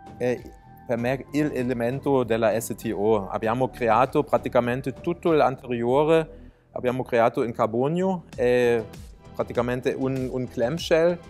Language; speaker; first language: Italian; non-native, fluent; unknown